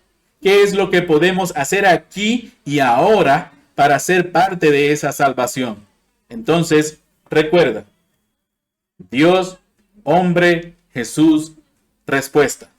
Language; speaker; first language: Spanish; non-native, fluent; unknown